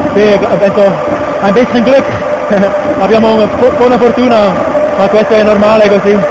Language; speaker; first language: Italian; non-native, learner; German